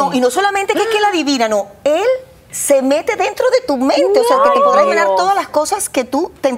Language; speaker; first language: Spanish; native; Spanish